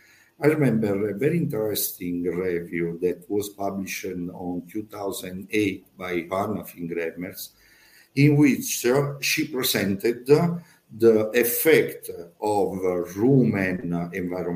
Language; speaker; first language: English; non-native, fluent; Italian